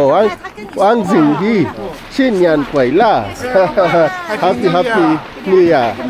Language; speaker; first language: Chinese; non-native, learner; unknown